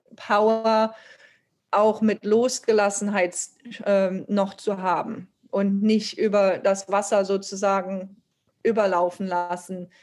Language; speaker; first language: German; native; German